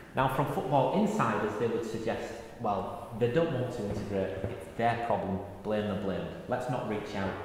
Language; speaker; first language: English; native; English